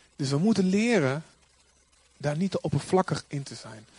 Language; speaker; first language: Dutch; native; Dutch